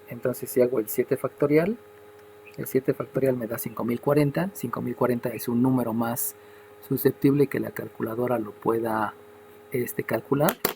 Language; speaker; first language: Spanish; native; Spanish